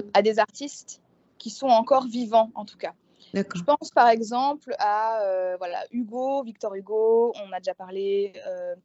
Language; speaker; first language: French; native; French